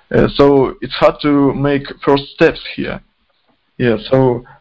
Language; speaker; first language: English; non-native, fluent; Ukrainian